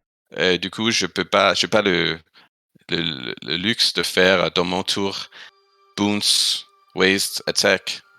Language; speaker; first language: French; non-native, fluent; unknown